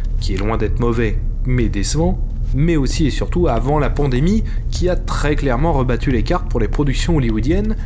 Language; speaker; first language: French; native; French